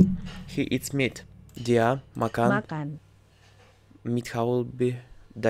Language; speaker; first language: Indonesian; non-native, learner; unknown